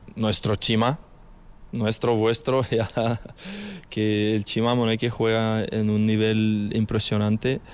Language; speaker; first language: Spanish; non-native, fluent; Ukrainian